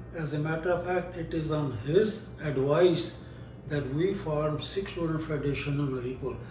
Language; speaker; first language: English; non-native, local second language; Punjabi